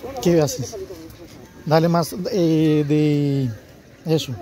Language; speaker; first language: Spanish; non-native, learner; Bangla